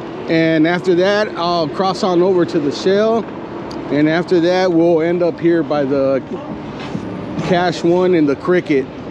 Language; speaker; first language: English; early bilingual, other home language; Spanish